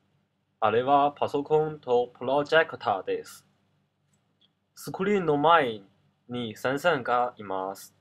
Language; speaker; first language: Japanese; non-native, learner; Cantonese